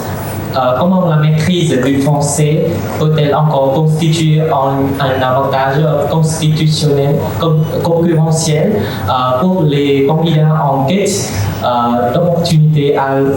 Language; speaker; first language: French; non-native, fluent; Vietnamese